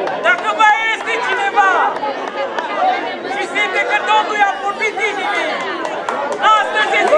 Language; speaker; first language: Romanian; native; Romanian